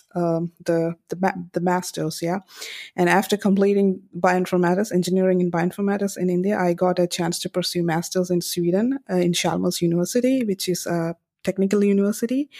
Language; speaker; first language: English; non-native, local second language; Malayalam